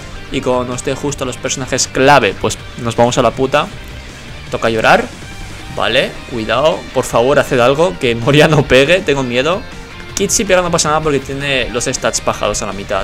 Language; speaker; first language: Spanish; native; Spanish